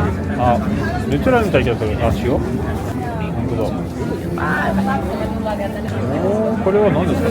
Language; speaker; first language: Japanese; non-native, fluent; French